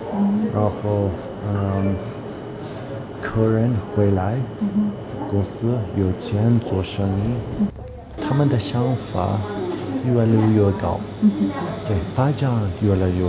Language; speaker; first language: Chinese; non-native, learner; English